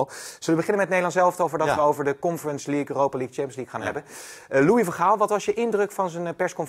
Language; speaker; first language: Dutch; native; Dutch